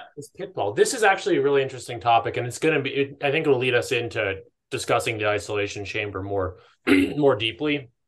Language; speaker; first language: English; native; English